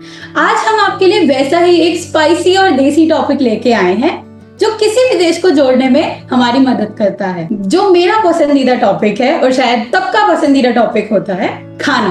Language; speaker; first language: Hindi; native; Hindi